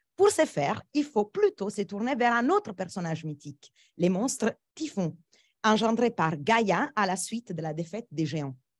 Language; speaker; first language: French; non-native, fluent; Italian